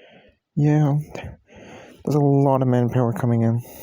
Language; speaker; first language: English; native; English